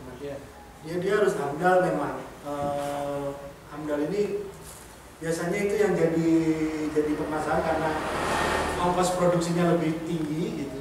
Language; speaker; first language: Indonesian; native; Indonesian